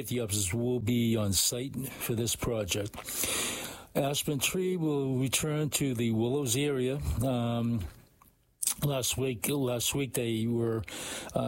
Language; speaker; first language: English; native; English